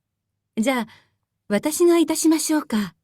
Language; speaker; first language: Japanese; non-native, learner; Bangla